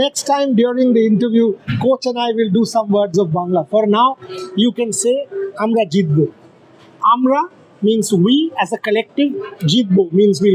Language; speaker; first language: English; non-native, local second language; Bangla